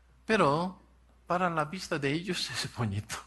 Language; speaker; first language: Spanish; non-native, learner; Korean